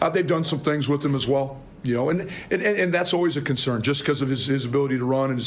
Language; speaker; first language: English; native; English